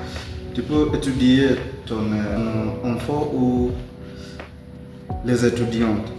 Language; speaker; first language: French; non-native, learner; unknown